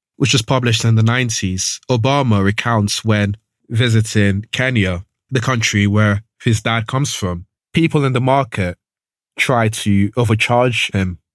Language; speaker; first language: English; early bilingual, other home language; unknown